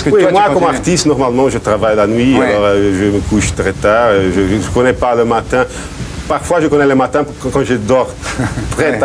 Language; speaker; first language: French; non-native, fluent; Portuguese